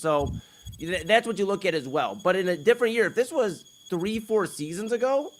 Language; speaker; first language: English; native; English